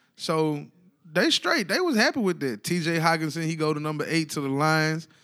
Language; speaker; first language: English; native; English